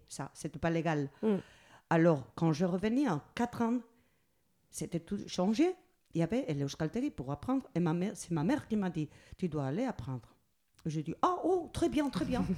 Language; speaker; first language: French; non-native, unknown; Spanish